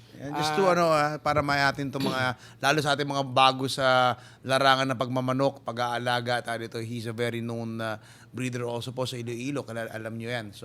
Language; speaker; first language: Filipino; early bilingual, heritage; Filipino